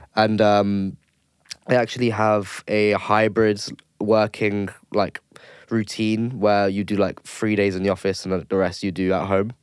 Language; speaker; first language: English; native; English